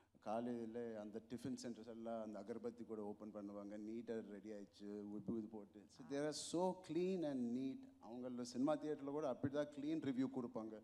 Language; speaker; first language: Tamil; non-native, local second language; Telugu